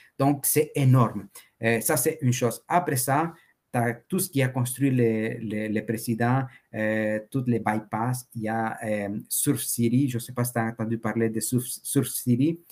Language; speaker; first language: French; non-native, fluent; Spanish